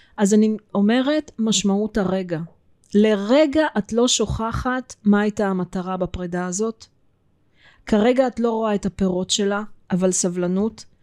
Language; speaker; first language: Hebrew; early bilingual, other home language; Russian